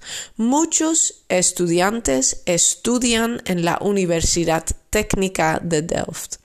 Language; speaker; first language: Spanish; non-native, fluent; Dutch